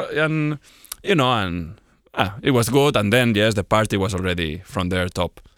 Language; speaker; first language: English; non-native, fluent; Spanish